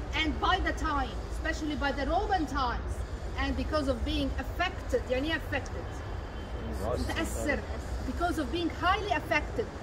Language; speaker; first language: English; non-native, fluent; Arabic